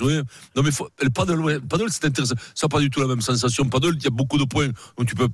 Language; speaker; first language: French; native; French